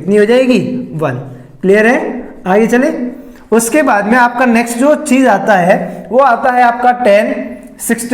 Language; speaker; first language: Hindi; native; Hindi